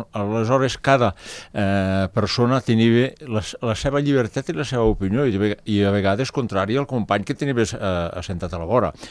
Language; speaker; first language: Catalan; native; Catalan